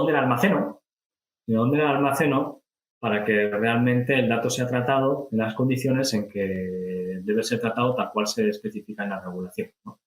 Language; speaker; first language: Spanish; native; Spanish